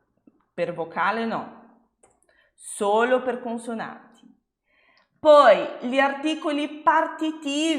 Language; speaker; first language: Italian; non-native, fluent; Portuguese